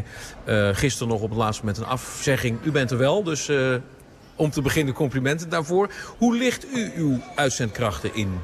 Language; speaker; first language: Dutch; native; Dutch